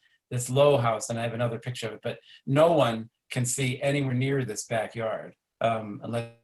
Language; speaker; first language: English; native; English